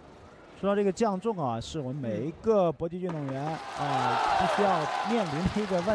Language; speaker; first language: Chinese; native; Chinese